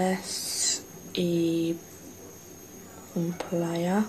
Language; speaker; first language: Spanish; non-native, learner; English